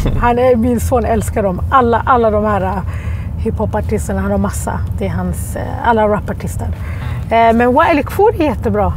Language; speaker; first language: Swedish; early bilingual, other home language; Arabic